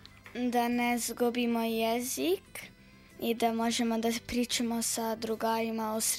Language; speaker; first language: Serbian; early bilingual, heritage; Serbian